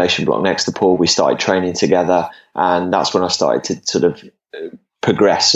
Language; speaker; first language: English; native; English